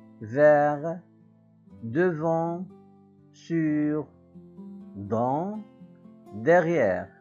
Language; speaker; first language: French; non-native, local second language; Arabic